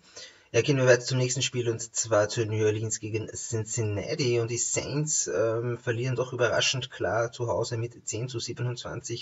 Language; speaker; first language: German; native; German